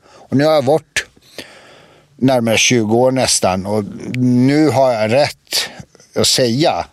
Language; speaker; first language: Swedish; early bilingual, other home language; Serbian